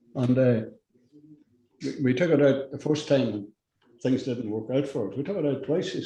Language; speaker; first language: English; native; English